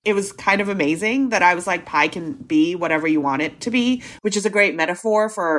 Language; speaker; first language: English; non-native, local second language; Cantonese